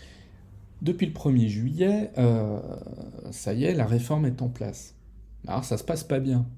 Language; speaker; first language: French; native; French